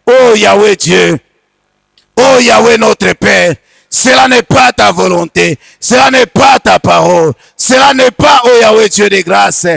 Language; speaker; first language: French; non-native, local second language; Swahili